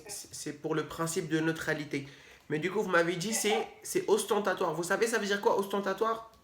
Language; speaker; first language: French; native; French